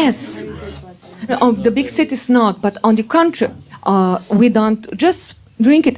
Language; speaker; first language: English; non-native, learner; Slovenian